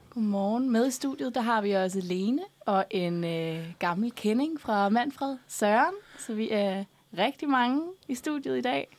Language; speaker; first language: Danish; native; Danish